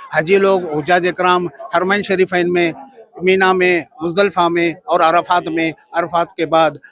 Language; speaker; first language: Urdu; native; Urdu